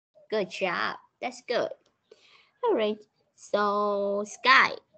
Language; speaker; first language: English; non-native, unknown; Vietnamese